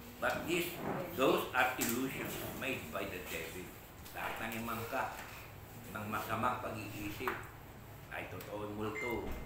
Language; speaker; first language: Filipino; non-native, local second language; Iloko